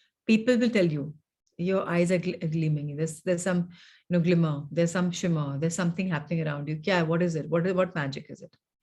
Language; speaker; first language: English; non-native, local second language; Hindi